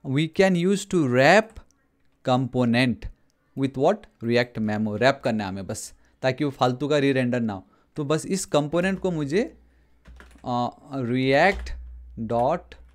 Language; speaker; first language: Hindi; non-native, local second language; Nepali